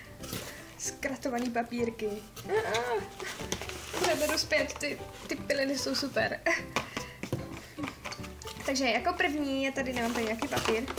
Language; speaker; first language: Czech; native; Czech